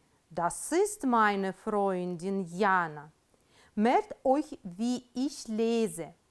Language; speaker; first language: German; non-native, fluent; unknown